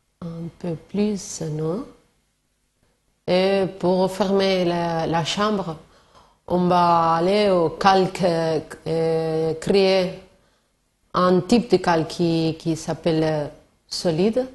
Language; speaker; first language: French; non-native, learner; Spanish